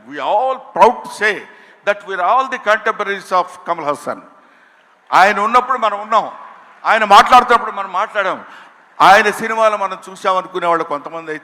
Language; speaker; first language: Telugu; native; Telugu